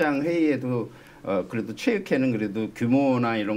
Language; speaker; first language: Korean; native; Korean